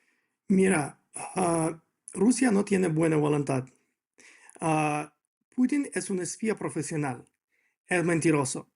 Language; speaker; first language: Spanish; non-native, fluent; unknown